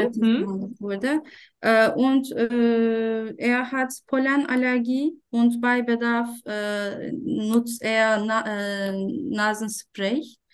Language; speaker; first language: German; non-native, fluent; Turkish